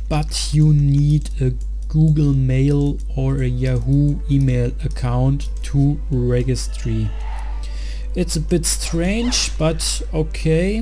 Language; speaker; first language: English; non-native, learner; German